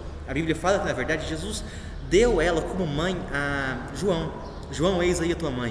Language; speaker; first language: Portuguese; native; Portuguese